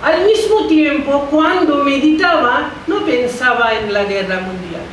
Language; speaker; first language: Spanish; non-native, fluent; Bangla